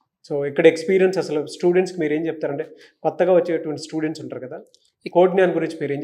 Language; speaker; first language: Telugu; native; Telugu